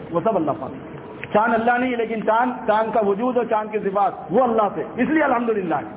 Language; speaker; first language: Urdu; native; Urdu